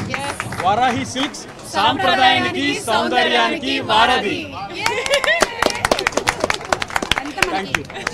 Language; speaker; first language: Telugu; native; Telugu